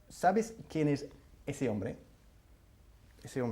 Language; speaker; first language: Spanish; non-native, fluent; English